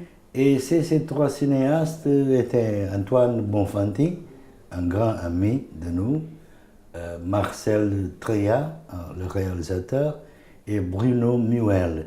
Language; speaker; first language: French; non-native, fluent; Portuguese